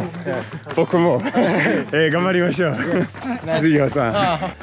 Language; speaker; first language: Japanese; non-native, learner; English